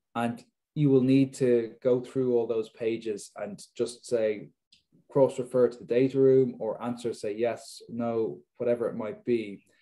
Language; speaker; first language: English; native; English